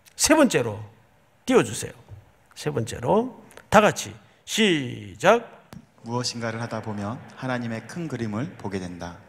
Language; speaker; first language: Korean; native; Korean